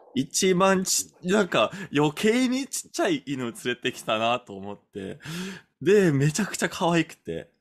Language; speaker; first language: Japanese; non-native, fluent; English